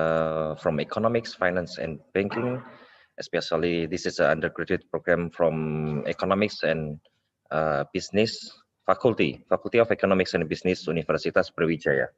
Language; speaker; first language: English; non-native, local second language; Indonesian